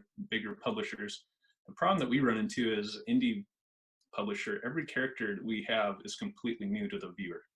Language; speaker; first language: English; native; English